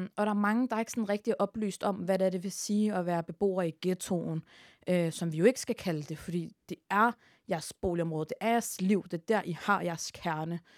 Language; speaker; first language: Danish; early bilingual, other home language; Arabic